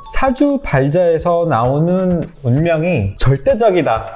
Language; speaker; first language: Korean; non-native, fluent; Persian